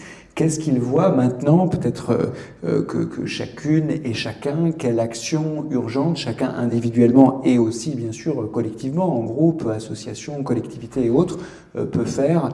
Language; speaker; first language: French; native; French